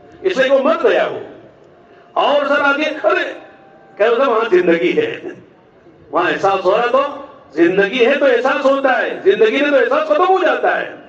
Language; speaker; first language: Urdu; native; Urdu